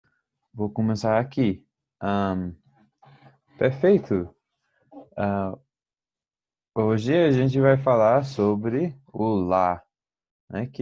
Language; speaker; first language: Portuguese; non-native, fluent; English